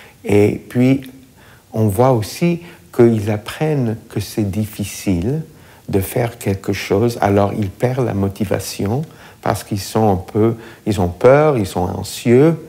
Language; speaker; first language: French; non-native, fluent; English